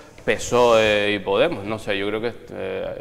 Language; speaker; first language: Spanish; native; Spanish